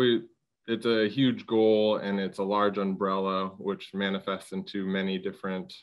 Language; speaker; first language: English; native; English